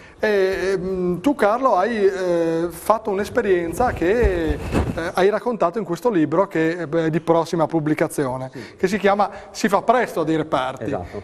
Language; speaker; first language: Italian; native; Italian